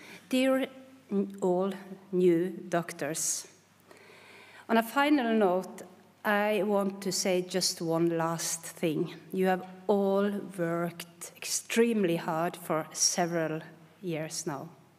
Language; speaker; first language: English; non-native, fluent; Norwegian